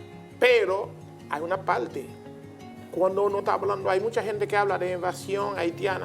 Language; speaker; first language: Spanish; non-native, learner; Haitian Creole